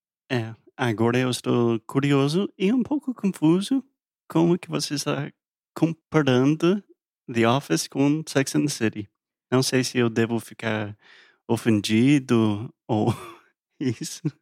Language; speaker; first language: Portuguese; non-native, fluent; English